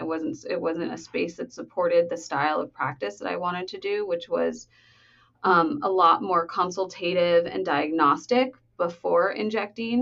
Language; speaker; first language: English; native; English